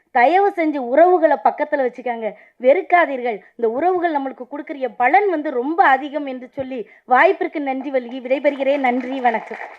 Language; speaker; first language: Tamil; native; Tamil